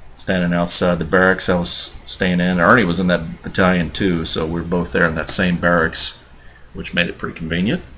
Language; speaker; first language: English; native; English